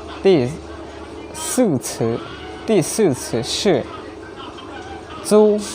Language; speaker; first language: Chinese; non-native, learner; Hmong